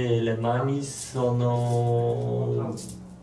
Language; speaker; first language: Italian; non-native, learner; Polish